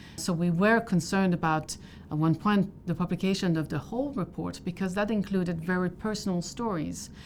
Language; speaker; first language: English; native; English